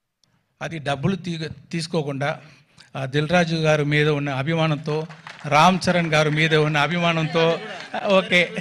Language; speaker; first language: Telugu; non-native, fluent; Tamil